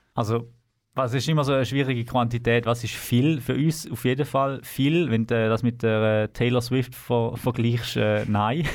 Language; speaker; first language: German; native; German